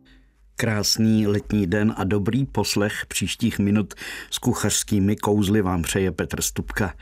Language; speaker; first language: Czech; native; Czech